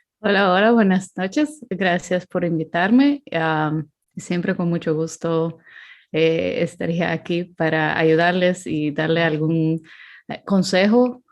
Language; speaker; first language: Spanish; non-native, fluent; Ukrainian